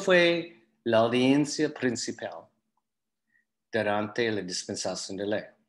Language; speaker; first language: Spanish; non-native, fluent; English